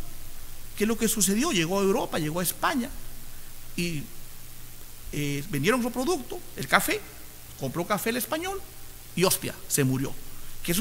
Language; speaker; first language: Spanish; native; Spanish